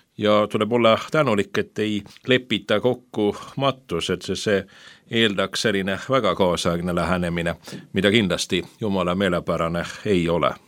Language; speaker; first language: Estonian; non-native, fluent; Swedish